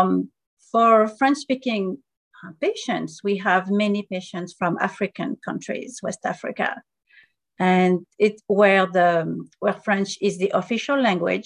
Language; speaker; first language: English; non-native, fluent; French